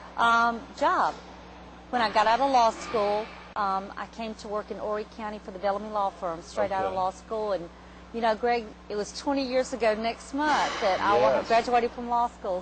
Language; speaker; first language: English; native; English